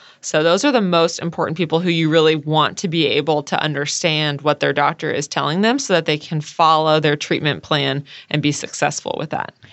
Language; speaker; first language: English; native; English